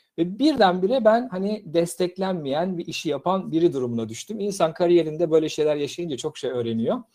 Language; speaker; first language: Turkish; native; Turkish